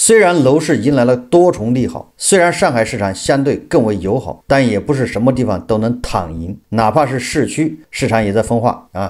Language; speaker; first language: Chinese; native; Chinese